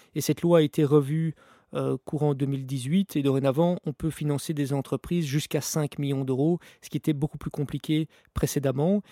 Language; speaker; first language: French; native; French